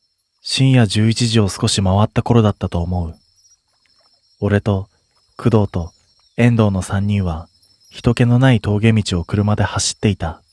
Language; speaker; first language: Japanese; native; Japanese